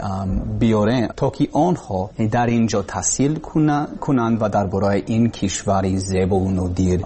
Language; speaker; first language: Persian; non-native, learner; English